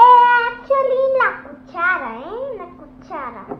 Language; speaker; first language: Spanish; early bilingual, heritage; English